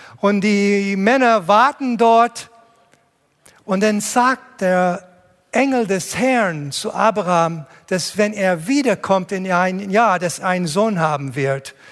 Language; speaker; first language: German; non-native, fluent; English